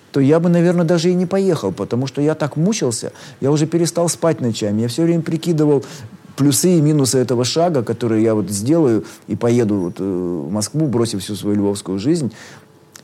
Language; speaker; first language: Russian; native; Russian